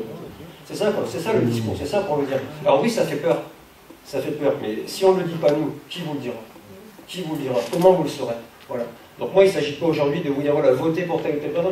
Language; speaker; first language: French; native; French